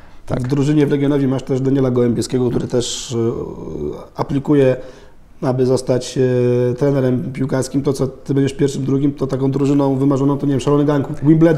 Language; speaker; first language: Polish; native; Polish